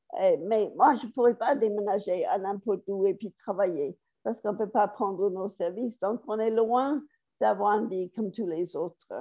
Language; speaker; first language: French; non-native, fluent; English